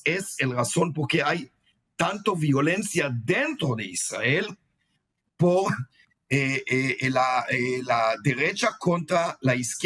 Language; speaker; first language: Spanish; non-native, fluent; Hebrew